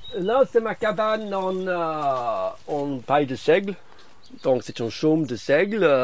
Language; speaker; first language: French; early bilingual, other home language; English